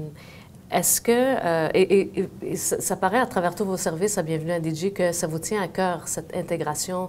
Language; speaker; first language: French; native; French